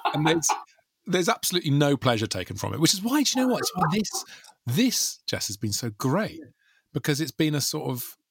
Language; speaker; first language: English; native; English